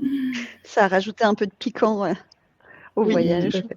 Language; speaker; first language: French; native; French